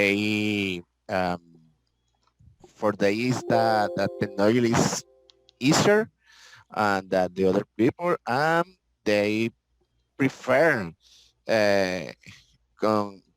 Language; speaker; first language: English; non-native, learner; Spanish